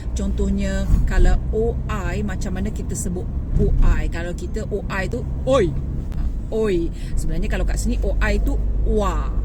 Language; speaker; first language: Malay; native; Malay